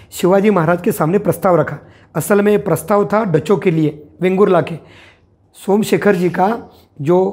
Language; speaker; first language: Hindi; non-native, local second language; Marathi